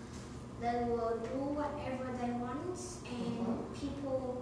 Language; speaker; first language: English; non-native, learner; Vietnamese